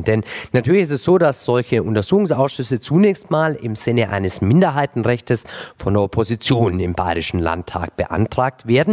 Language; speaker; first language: German; native; German